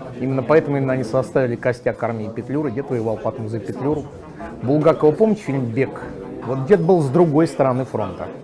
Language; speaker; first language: Russian; native; Russian